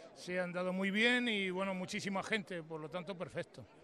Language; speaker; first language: Spanish; native; Spanish